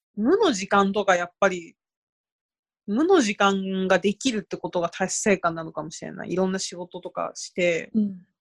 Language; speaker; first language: Japanese; native; Japanese